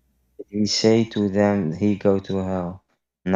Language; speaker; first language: English; non-native, fluent; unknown